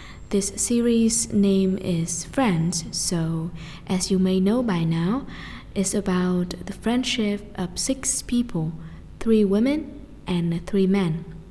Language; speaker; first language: English; non-native, fluent; Vietnamese